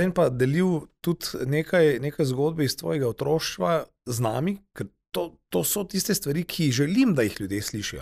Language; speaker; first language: Slovenian; native; Slovenian